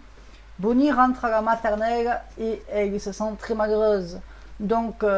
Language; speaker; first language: French; native; French